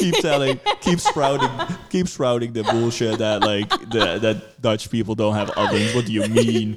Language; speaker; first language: English; non-native, fluent; Dutch